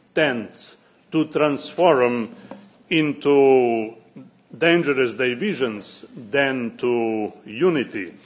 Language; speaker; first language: English; non-native, fluent; Slovenian